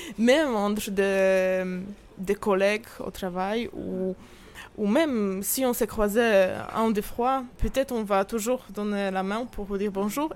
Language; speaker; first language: French; non-native, fluent; Polish